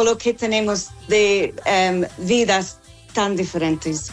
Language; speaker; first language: Spanish; non-native, learner; English